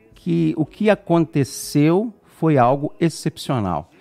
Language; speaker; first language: Portuguese; native; Portuguese